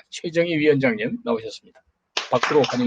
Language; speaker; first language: Korean; native; Korean